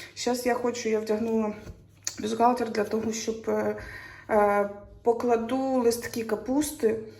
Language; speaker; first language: Ukrainian; native; Ukrainian